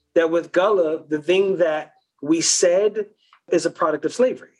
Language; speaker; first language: English; early bilingual, other home language; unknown